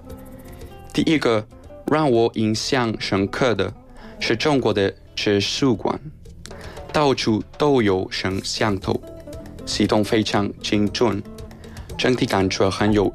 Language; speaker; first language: Chinese; non-native, learner; Spanish